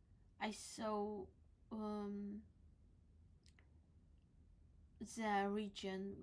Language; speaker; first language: English; non-native, learner; Crimean Tatar